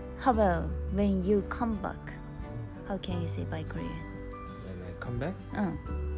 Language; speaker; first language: English; non-native, learner; Japanese